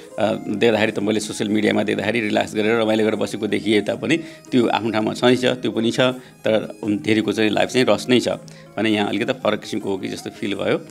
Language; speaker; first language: Nepali; native; Nepali